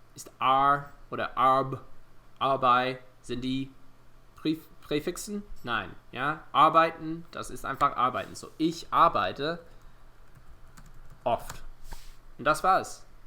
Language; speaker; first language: German; non-native, fluent; English